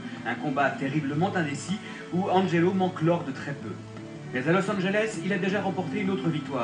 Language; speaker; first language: French; native; French